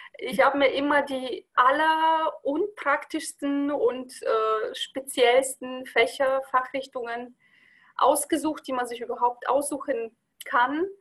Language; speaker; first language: German; non-native, fluent; Bulgarian